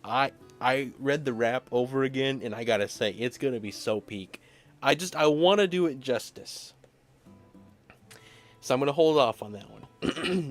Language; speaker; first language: English; native; English